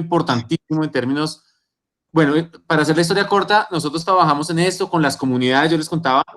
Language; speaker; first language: Spanish; native; Spanish